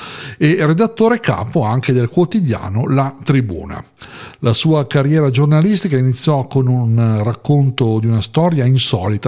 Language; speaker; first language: Italian; native; Italian